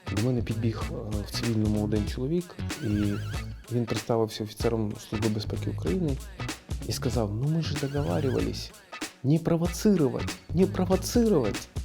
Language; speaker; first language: Ukrainian; non-native, local second language; Russian